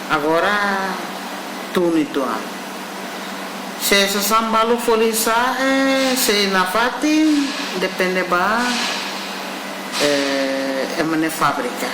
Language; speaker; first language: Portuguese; non-native, local second language; Tetum